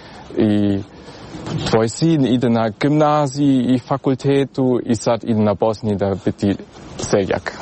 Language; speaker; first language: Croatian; early bilingual, heritage; German